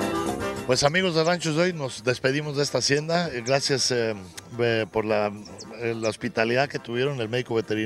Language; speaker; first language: Spanish; native; Spanish